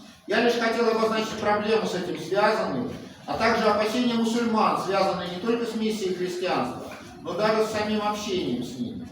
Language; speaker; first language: Russian; native; Russian